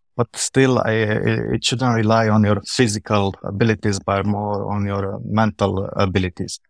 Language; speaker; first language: English; non-native, fluent; Romanian